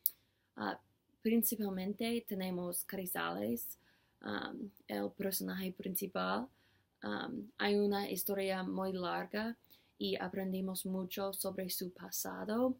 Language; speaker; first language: Spanish; non-native, learner; English